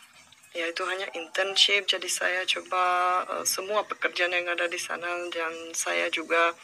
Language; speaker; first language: Indonesian; non-native, fluent; Czech